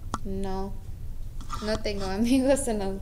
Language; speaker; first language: Spanish; non-native, learner; English